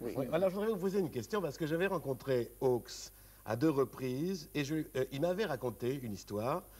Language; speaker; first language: French; native; French